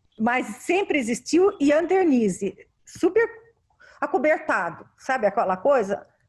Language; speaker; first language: Portuguese; native; Portuguese